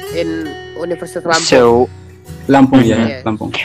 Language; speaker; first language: English; non-native, fluent; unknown